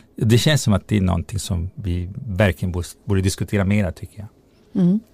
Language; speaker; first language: Swedish; non-native, fluent; Italian